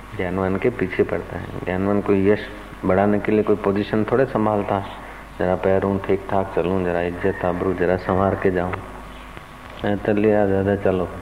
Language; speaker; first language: Hindi; non-native, local second language; Sindhi